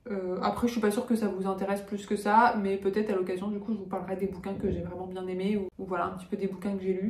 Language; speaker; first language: French; native; French